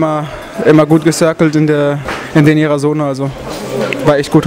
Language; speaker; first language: German; native; German